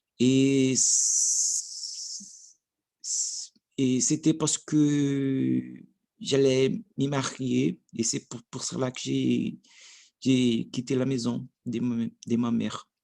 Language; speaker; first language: French; non-native, learner; Portuguese